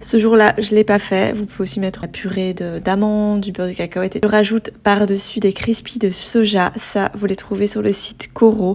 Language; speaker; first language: French; native; French